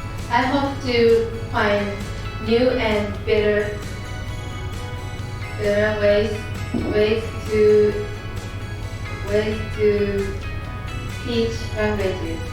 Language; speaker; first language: English; non-native, learner; Japanese